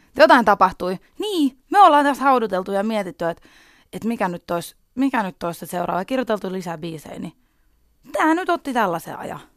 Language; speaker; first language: Finnish; native; Finnish